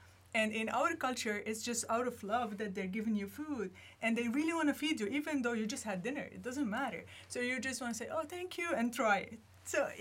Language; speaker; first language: English; non-native, fluent; Arabic